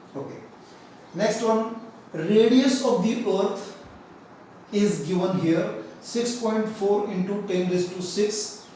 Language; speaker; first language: English; non-native, local second language; Marathi